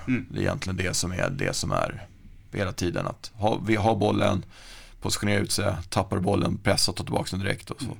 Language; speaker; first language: Swedish; native; Swedish